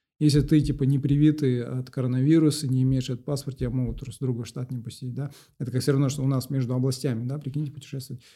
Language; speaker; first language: Russian; non-native, local second language; Kazakh